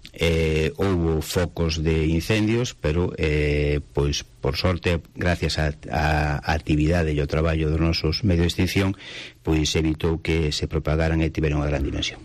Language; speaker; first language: Galician; native; Galician